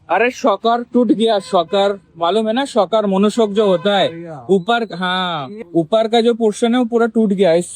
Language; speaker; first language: Hindi; non-native, local second language; Bangla